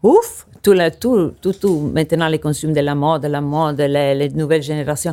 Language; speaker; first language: French; non-native, learner; Italian